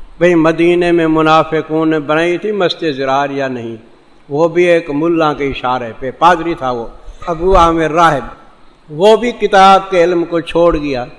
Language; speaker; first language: Urdu; non-native, local second language; Saraiki